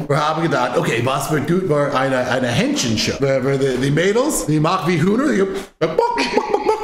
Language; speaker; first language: German; non-native, learner; English